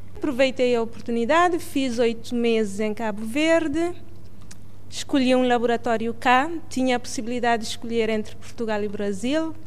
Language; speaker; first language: Portuguese; non-native, local second language; Kabuverdianu